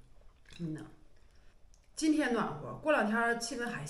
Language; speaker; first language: Chinese; native; Chinese